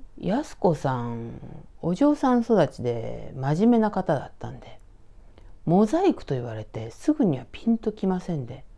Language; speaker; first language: Japanese; native; Japanese